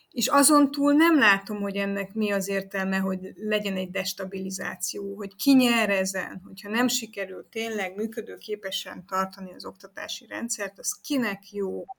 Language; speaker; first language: Hungarian; native; Hungarian